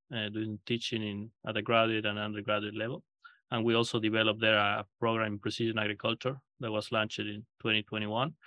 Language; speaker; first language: English; non-native, fluent; Spanish